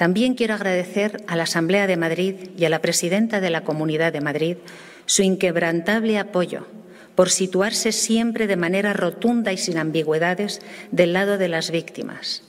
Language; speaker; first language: Spanish; native; Spanish